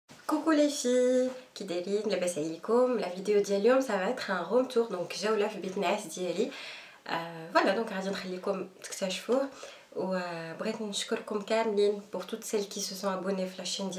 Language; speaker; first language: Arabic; early bilingual, heritage; Arabic